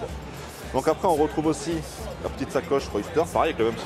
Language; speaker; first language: French; native; French